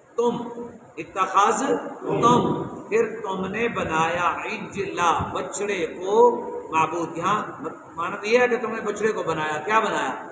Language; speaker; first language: Urdu; non-native, local second language; Punjabi